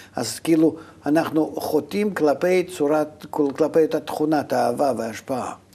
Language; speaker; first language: Hebrew; non-native, fluent; Russian